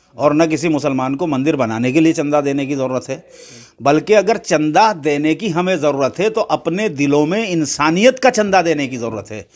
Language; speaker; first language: Hindi; native; Hindi